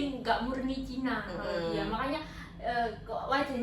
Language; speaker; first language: Indonesian; native; Indonesian